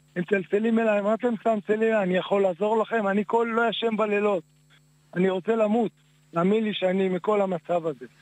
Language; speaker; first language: Hebrew; native; Hebrew